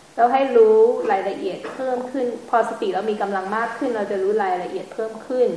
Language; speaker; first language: Thai; native; Thai